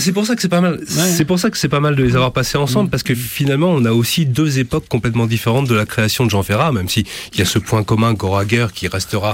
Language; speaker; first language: French; native; French